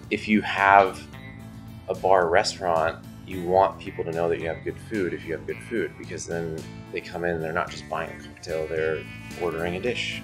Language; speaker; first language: English; native; English